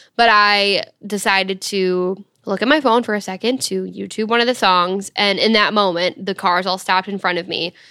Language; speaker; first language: English; native; English